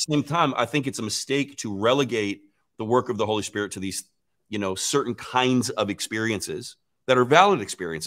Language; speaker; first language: English; native; English